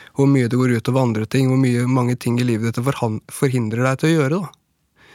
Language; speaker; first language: Norwegian; native; Norwegian